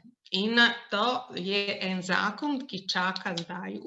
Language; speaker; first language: Slovenian; non-native, local second language; Italian